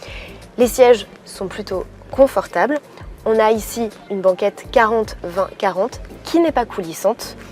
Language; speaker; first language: French; native; French